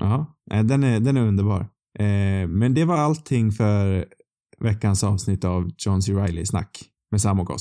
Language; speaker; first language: Swedish; native; Swedish